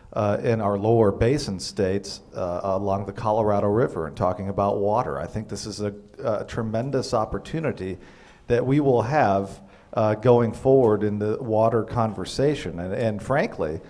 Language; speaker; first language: English; native; English